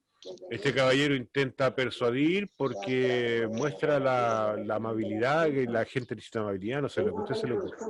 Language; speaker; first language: Spanish; native; Spanish